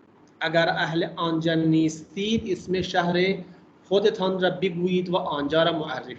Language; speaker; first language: Persian; non-native, fluent; Urdu